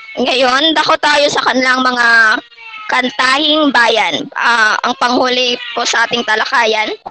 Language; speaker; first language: Filipino; non-native, local second language; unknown